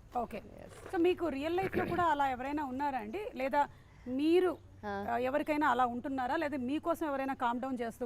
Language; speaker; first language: Telugu; native; Telugu